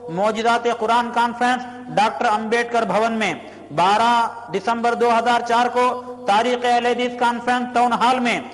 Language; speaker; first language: Urdu; native; Urdu